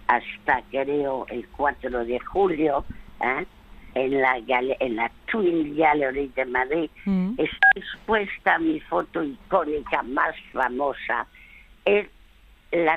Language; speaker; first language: Spanish; early bilingual, other home language; French